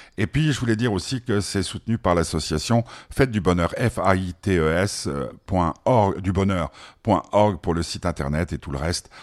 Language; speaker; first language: French; native; French